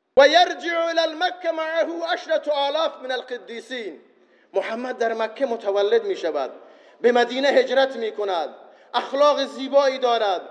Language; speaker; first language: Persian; non-native, local second language; Baluchi